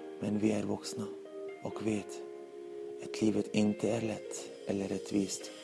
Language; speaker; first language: Swedish; non-native, learner; Arabic